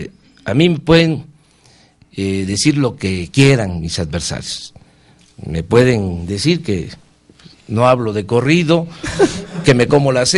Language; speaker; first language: Spanish; native; Spanish